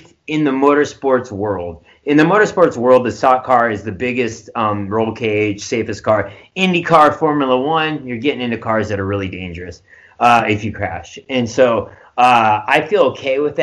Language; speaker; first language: English; native; English